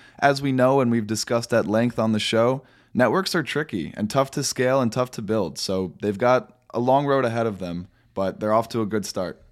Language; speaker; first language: English; native; English